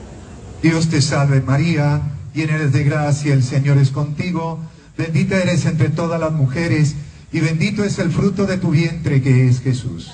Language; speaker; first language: Spanish; native; Spanish